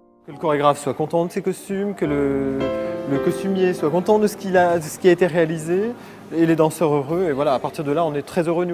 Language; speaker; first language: French; native; French